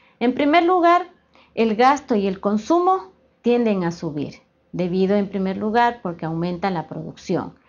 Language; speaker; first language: Spanish; native; Spanish